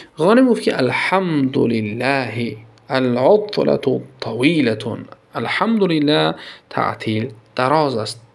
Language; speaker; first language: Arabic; non-native, fluent; Tajik